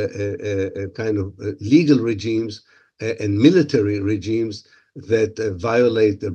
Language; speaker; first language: English; non-native, fluent; Hebrew